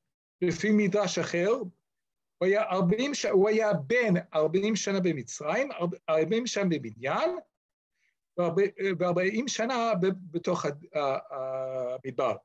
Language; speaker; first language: Hebrew; non-native, fluent; English